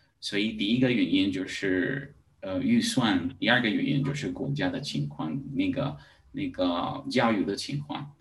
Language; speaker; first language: Chinese; non-native, learner; Spanish